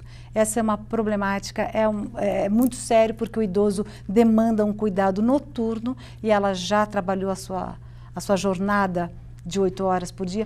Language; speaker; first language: Portuguese; native; Portuguese